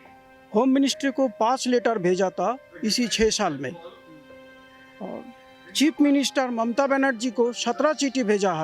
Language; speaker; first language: Hindi; non-native, local second language; Bangla